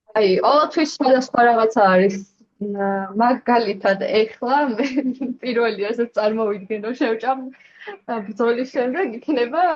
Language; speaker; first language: Georgian; native; Georgian